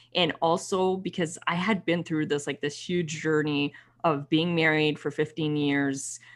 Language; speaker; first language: English; native; English